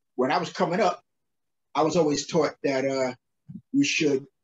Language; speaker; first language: English; native; English